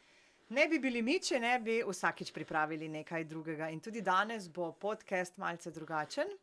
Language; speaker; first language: Slovenian; native; Slovenian